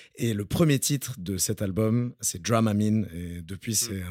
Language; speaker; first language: French; early bilingual, other home language; Spanish